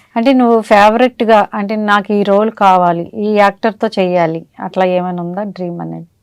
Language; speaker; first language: Telugu; native; Telugu